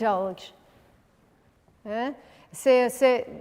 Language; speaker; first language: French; non-native, fluent; English